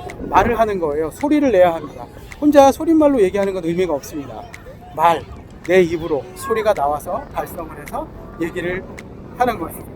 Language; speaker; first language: Korean; native; Korean